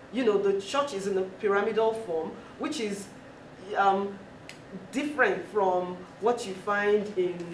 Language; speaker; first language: English; non-native, local second language; Yoruba